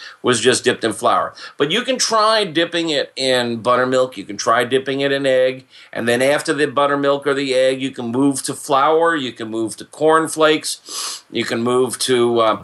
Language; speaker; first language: English; native; English